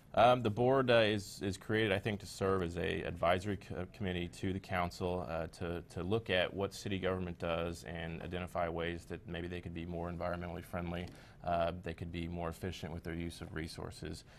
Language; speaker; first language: English; native; English